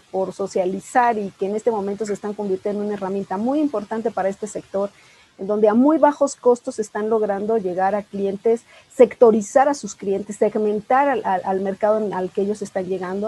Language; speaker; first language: Spanish; native; Spanish